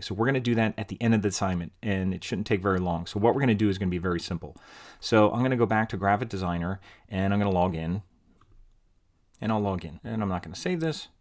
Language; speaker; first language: English; native; English